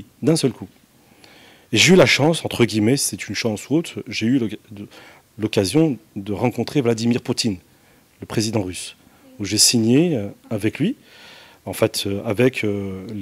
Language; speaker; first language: French; non-native, local second language; Arabic